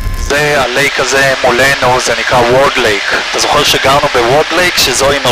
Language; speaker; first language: Hebrew; native; Hebrew